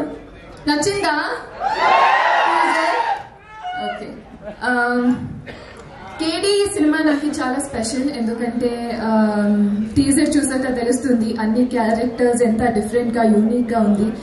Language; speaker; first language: Telugu; non-native, learner; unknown